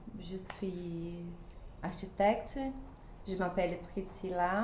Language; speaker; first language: French; non-native, fluent; Portuguese